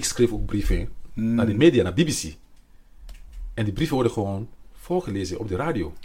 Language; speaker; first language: Dutch; non-native, fluent; Mandingo